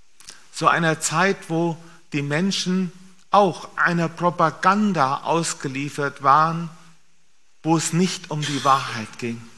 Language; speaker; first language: German; native; German